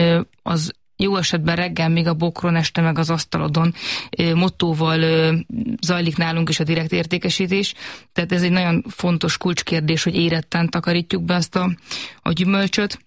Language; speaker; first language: Hungarian; native; Hungarian